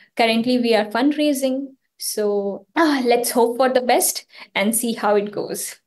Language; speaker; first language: English; non-native, local second language; Hindi